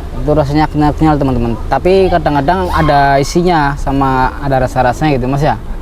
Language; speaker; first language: Indonesian; native; Indonesian